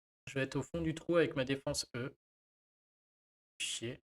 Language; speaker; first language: French; native; French